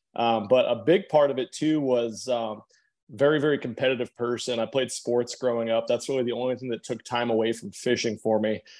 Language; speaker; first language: English; native; English